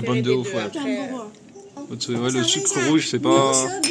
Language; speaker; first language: French; native; French